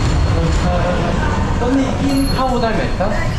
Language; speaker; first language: Thai; non-native, learner; Korean